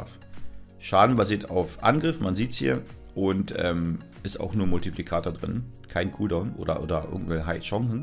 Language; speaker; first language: German; native; German